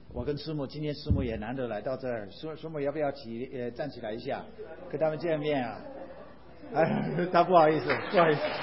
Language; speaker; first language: Chinese; non-native, fluent; English